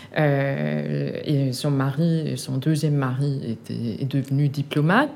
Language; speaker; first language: French; non-native, fluent; Danish